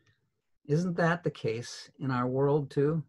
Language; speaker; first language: English; native; English